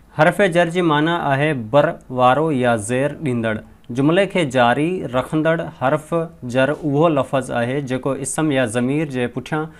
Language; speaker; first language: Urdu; non-native, local second language; Sindhi